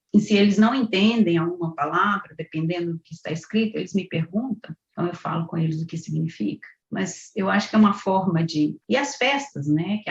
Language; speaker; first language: Portuguese; native; Portuguese